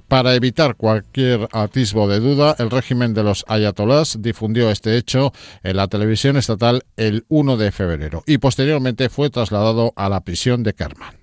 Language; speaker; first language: Spanish; native; Spanish